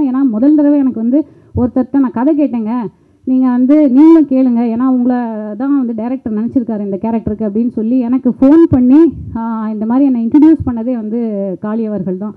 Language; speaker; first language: Tamil; native; Tamil